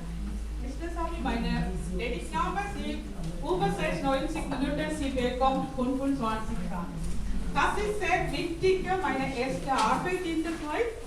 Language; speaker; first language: German; non-native, fluent; Tamil